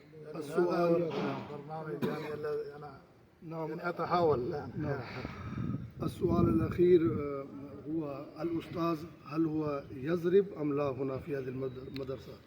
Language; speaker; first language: Arabic; non-native, learner; Urdu